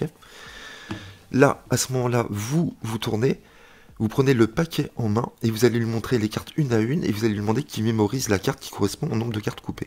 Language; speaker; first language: French; native; French